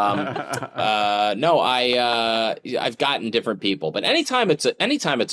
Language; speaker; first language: English; native; English